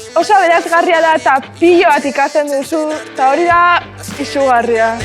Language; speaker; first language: Basque; non-native, local second language; Spanish